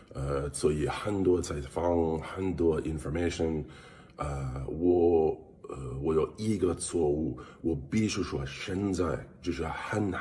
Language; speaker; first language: Chinese; non-native, learner; English